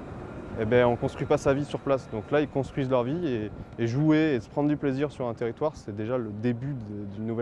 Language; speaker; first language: French; native; French